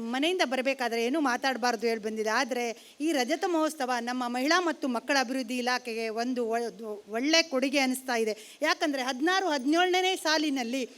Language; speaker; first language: Kannada; native; Kannada